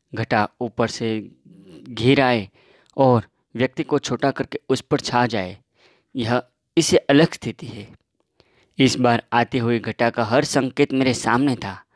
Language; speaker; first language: Hindi; non-native, local second language; Gujarati